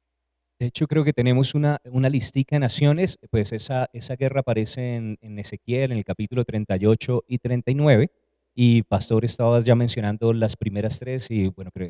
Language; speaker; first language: Spanish; native; Spanish